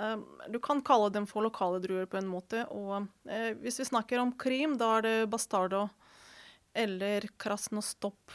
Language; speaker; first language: Norwegian; non-native, fluent; Ukrainian